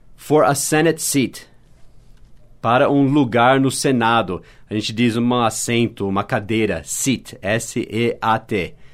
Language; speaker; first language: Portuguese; non-native, fluent; English